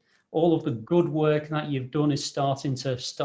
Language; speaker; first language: English; native; English